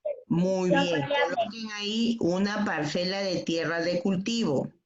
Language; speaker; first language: Spanish; native; Spanish